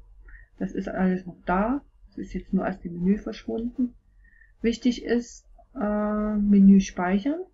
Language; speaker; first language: German; native; German